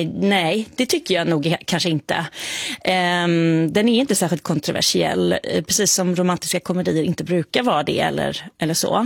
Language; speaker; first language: Swedish; native; Swedish